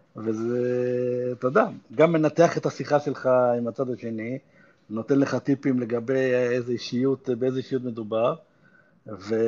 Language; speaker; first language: Hebrew; native; Hebrew